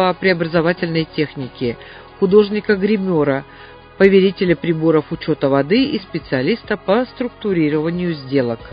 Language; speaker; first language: Russian; native; Russian